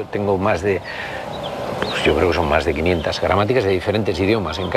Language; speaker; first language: Spanish; native; Spanish